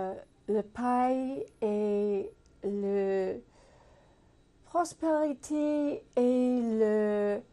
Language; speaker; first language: French; non-native, learner; English